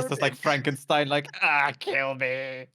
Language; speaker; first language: English; native; English